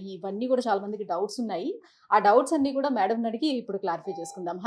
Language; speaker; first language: Telugu; native; Telugu